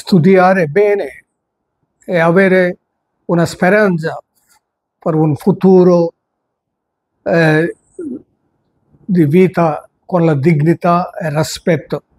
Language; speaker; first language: Italian; non-native, fluent; Telugu